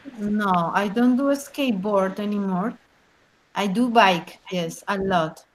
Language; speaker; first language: English; non-native, learner; Spanish